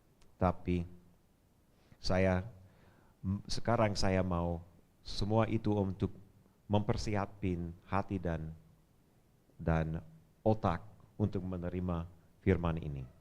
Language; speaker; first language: Indonesian; non-native, fluent; English